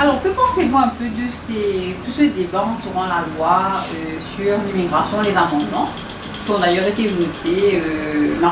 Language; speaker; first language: French; non-native, local second language; Morisyen